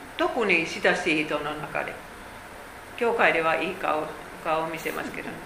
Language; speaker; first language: Japanese; non-native, fluent; Finnish